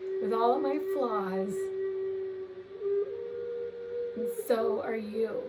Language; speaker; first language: English; native; English